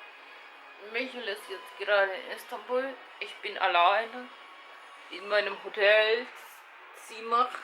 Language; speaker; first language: German; non-native, fluent; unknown